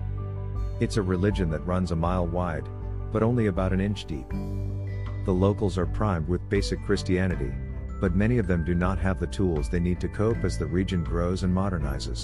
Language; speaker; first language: English; native; English